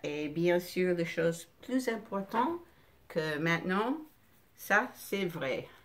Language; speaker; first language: French; non-native, fluent; English